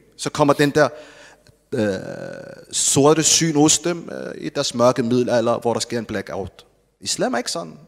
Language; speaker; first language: Danish; non-native, fluent; Arabic